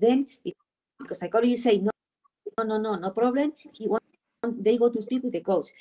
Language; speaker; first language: English; non-native, learner; Spanish